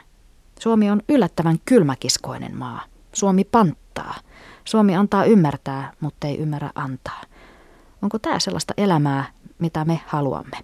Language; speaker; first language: Finnish; native; Finnish